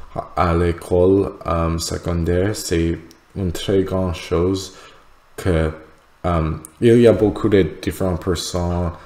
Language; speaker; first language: French; non-native, learner; English